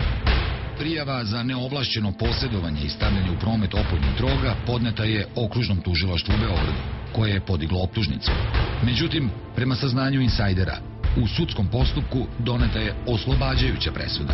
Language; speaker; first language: Serbian; native; Serbian